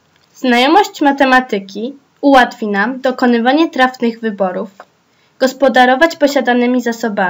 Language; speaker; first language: Polish; native; Polish